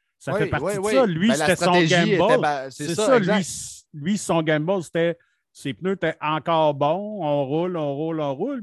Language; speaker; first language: French; native; French